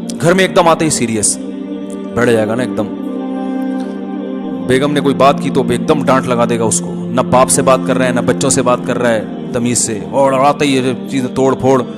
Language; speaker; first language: Urdu; native; Urdu